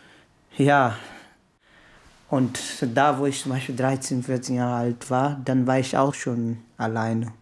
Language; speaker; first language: German; non-native, fluent; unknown